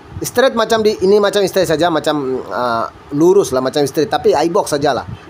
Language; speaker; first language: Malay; non-native, learner; Bangla